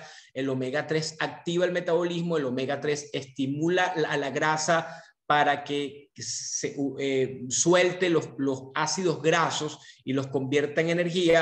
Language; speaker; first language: Spanish; native; Spanish